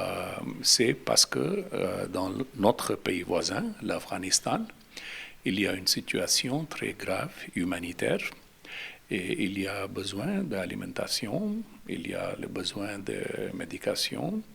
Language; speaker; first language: French; non-native, fluent; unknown